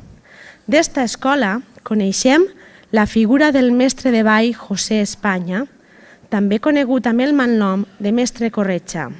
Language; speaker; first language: Catalan; native; Catalan